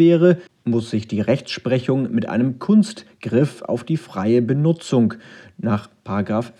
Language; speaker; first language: German; native; German